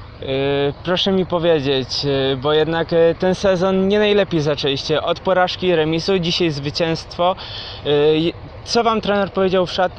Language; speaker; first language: Polish; native; Polish